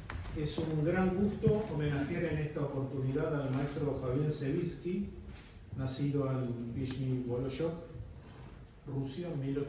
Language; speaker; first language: Spanish; native; Spanish